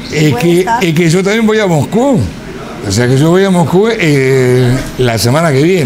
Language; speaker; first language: Spanish; native; Spanish